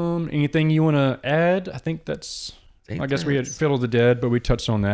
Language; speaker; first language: English; native; English